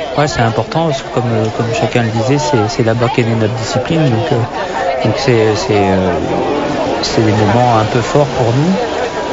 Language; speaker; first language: French; native; French